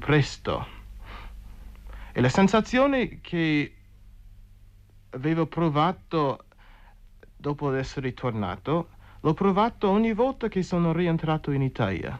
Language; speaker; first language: Italian; non-native, fluent; English